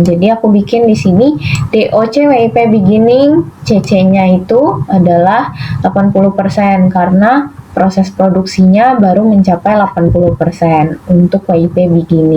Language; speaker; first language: Indonesian; native; Indonesian